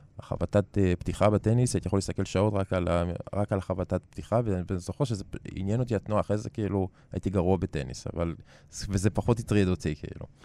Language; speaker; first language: Hebrew; native; Hebrew